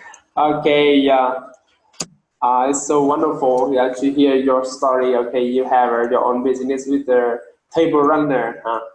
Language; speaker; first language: English; non-native, learner; Vietnamese